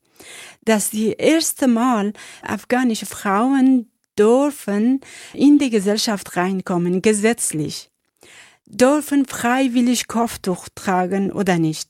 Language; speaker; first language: German; non-native, learner; Persian